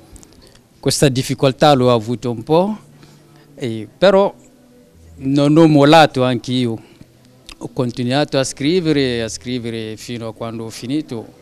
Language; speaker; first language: Italian; non-native, learner; French